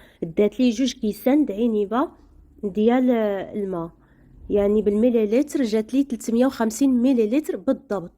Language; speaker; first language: Arabic; native; Arabic